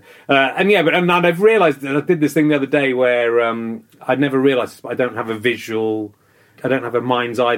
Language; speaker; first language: English; native; English